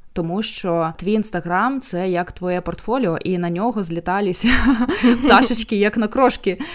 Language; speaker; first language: Ukrainian; non-native, local second language; Russian